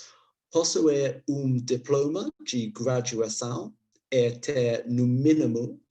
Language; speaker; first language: Portuguese; non-native, learner; English